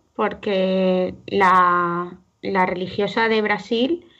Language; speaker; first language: Spanish; native; Spanish